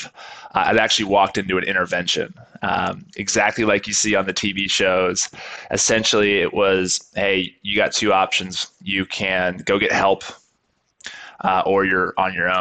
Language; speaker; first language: English; native; English